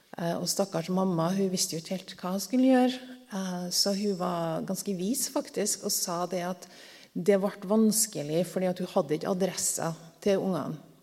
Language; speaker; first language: Norwegian; native; Norwegian